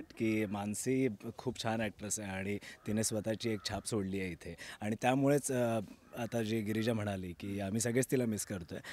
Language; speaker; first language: Marathi; native; Marathi